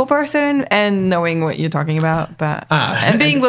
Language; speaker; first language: English; non-native, local second language; French